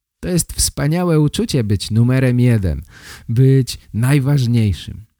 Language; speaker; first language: Polish; native; Polish